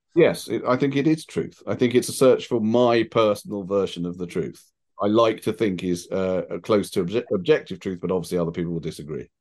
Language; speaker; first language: English; native; English